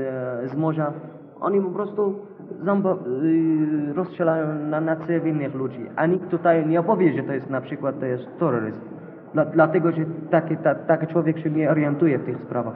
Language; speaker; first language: Polish; non-native, learner; Arabic